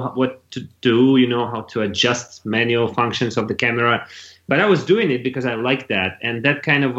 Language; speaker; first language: English; non-native, fluent; Russian